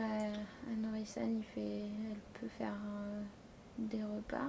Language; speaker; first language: French; native; French